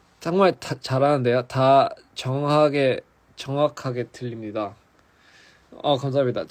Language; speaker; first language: Korean; early bilingual, heritage; English